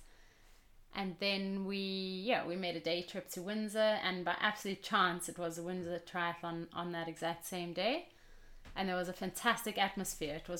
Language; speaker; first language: English; native; English